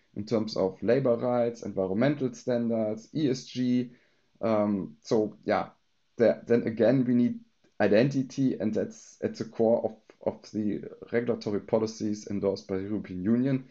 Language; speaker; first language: English; non-native, fluent; German